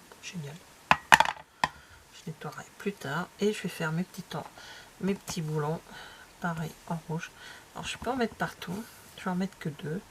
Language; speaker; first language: French; native; French